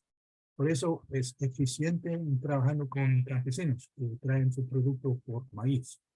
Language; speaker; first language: Spanish; non-native, fluent; English